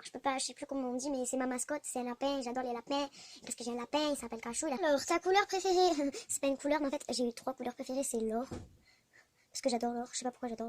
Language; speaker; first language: French; native; French